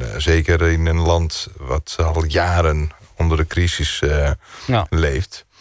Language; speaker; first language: Dutch; non-native, fluent; Greek